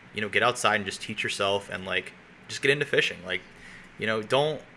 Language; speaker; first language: English; native; English